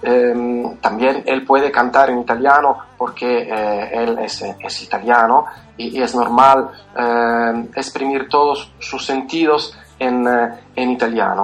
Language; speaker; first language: Spanish; non-native, fluent; Italian